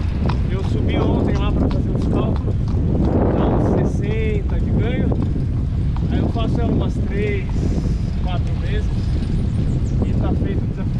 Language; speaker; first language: Portuguese; native; Portuguese